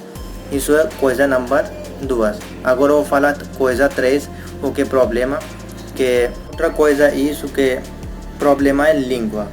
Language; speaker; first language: Portuguese; non-native, learner; Hindi